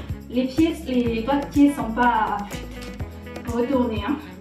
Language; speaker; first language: French; native; French